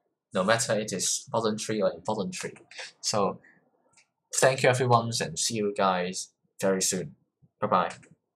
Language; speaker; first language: English; non-native, local second language; Cantonese